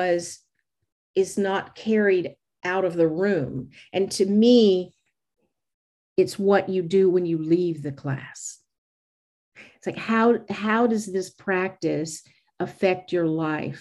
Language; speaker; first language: English; native; English